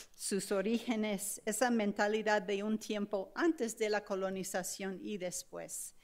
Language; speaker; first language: Spanish; non-native, fluent; English